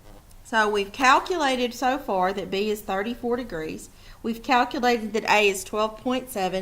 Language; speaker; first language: English; native; English